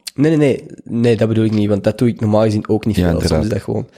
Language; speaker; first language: Dutch; native; Dutch